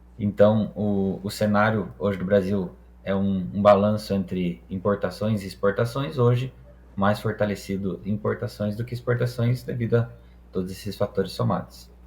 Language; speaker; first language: Portuguese; non-native, fluent; Hebrew